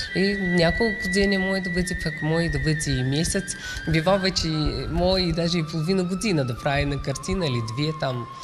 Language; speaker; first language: Bulgarian; native; Bulgarian